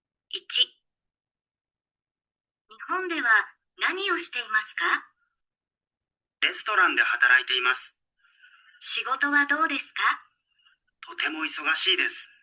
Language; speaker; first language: Japanese; non-native, learner; Bangla